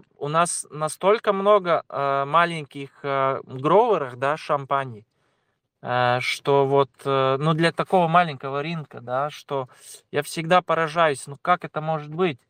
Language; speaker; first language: Russian; non-native, local second language; Latvian